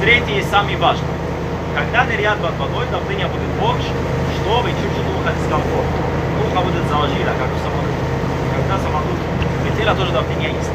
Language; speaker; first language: Russian; non-native, learner; Arabic